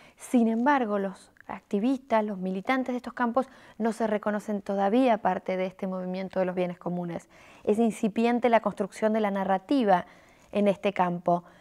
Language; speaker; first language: Spanish; native; Spanish